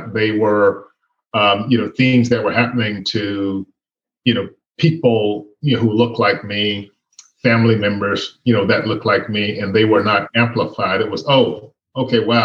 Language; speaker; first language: English; native; English